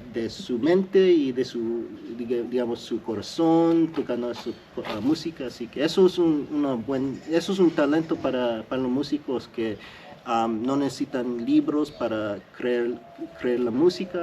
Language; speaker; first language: Spanish; early bilingual, heritage; English